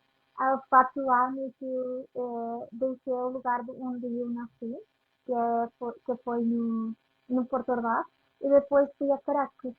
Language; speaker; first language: Portuguese; non-native, fluent; Spanish